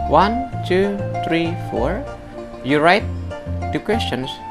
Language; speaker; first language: English; non-native, learner; Indonesian